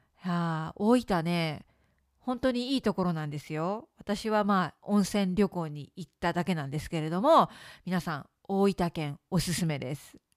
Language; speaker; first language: Japanese; native; Japanese